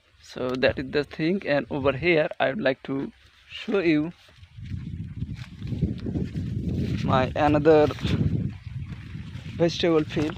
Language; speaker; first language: English; non-native, local second language; Bangla